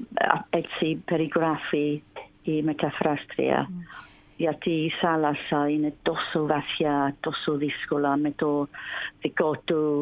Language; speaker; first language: Greek; non-native, learner; English